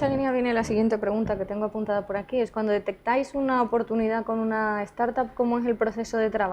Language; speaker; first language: Spanish; native; Spanish